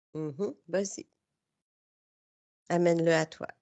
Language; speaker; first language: French; native; French